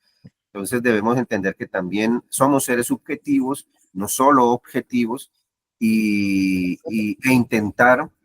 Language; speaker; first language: Spanish; native; Spanish